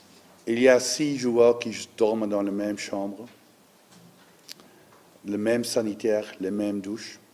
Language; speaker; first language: French; non-native, learner; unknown